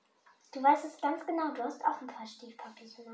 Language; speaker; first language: German; early bilingual, other home language; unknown